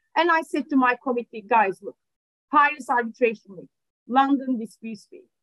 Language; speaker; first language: English; non-native, fluent; Turkish